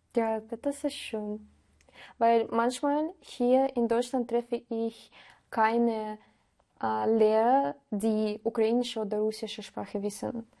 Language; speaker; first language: German; non-native, learner; Russian